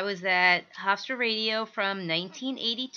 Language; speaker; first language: English; native; English